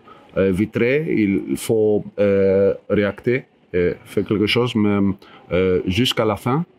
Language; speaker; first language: French; non-native, fluent; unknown